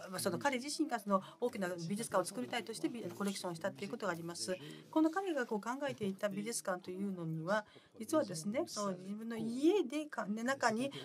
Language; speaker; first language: Japanese; non-native, fluent; French